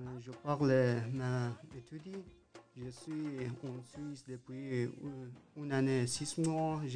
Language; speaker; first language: French; non-native, learner; Persian